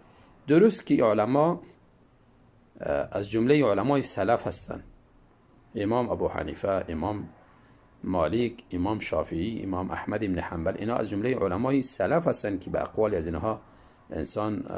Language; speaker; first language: Persian; native; Persian